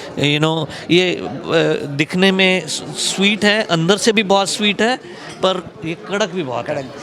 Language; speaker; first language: Hindi; native; Hindi